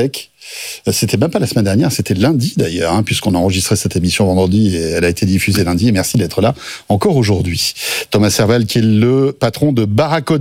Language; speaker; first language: French; native; French